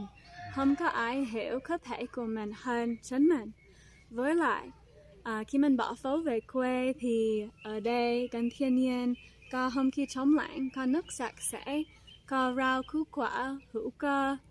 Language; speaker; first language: Vietnamese; non-native, fluent; English